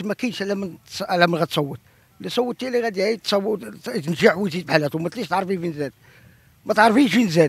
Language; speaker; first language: Arabic; native; Arabic